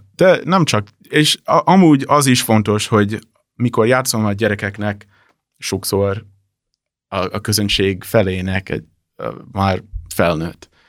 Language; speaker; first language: Hungarian; non-native, fluent; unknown